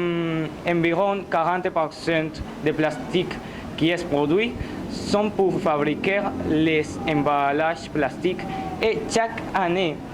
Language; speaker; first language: French; non-native, learner; Spanish